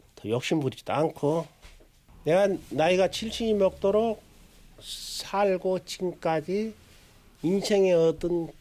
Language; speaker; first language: Korean; native; Korean